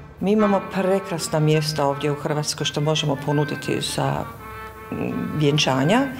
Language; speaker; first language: Croatian; early bilingual, heritage; Croatian